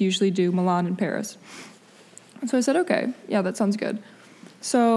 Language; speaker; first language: English; early bilingual, other home language; Spanish